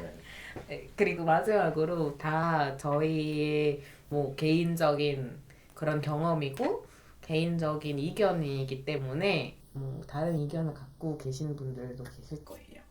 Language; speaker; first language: Korean; non-native, fluent; Indonesian